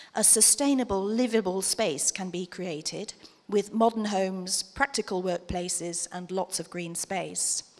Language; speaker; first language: English; native; English